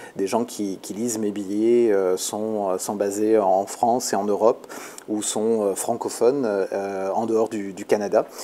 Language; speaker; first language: French; native; French